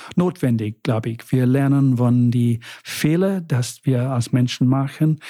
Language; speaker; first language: German; non-native, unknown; English